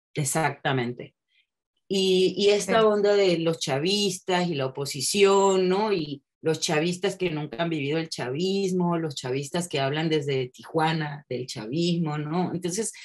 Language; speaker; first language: Spanish; native; Spanish